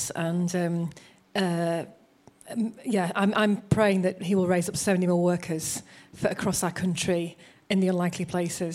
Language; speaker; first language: English; native; English